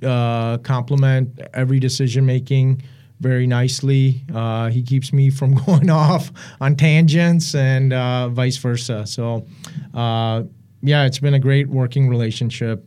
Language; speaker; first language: English; early bilingual, other home language; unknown